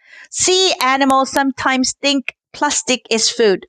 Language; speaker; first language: English; non-native, fluent; Korean